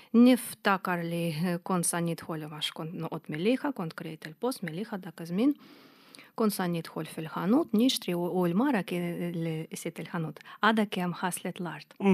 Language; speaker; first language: Maltese; non-native, fluent; Russian